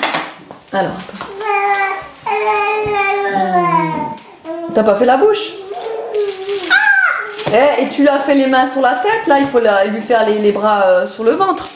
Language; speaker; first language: French; native; French